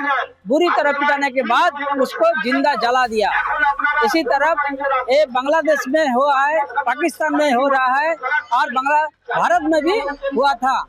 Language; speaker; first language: Hindi; non-native, local second language; Bangla